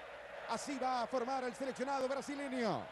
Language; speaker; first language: Spanish; native; Spanish